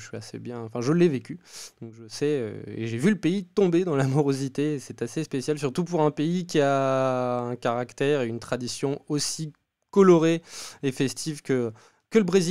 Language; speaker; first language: French; native; French